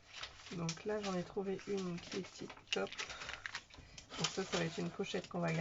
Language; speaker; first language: French; native; French